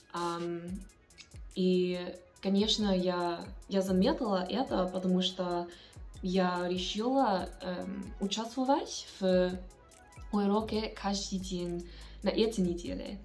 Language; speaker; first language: Russian; non-native, learner; English